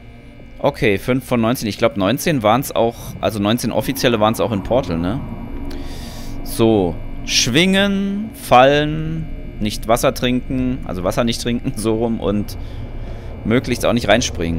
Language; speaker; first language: German; native; German